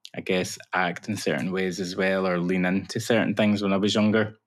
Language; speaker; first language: English; native; English